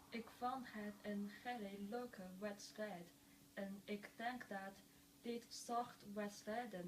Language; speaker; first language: Dutch; non-native, learner; Chinese